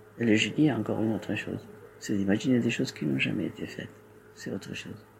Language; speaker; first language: French; non-native, fluent; Spanish